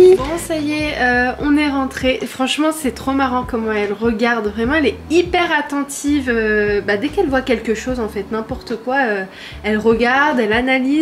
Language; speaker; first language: French; native; French